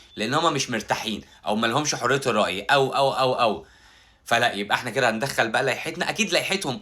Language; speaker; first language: Arabic; native; Arabic